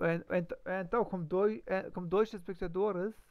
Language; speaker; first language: Portuguese; non-native, learner; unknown